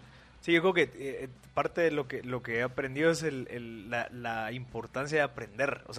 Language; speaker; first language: Spanish; native; Spanish